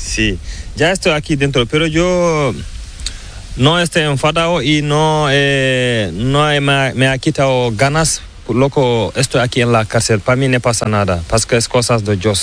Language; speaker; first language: Spanish; non-native, learner; Fula